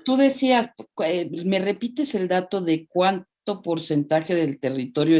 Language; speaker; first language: Spanish; native; Spanish